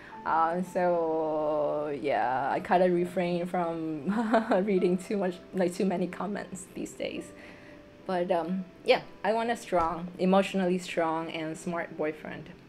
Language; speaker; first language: English; non-native, fluent; Vietnamese